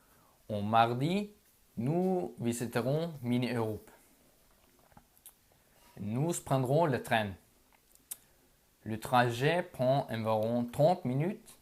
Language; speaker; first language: French; non-native, learner; Norwegian